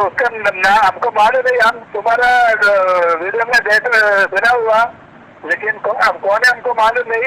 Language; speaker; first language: Hindi; non-native, local second language; Malayalam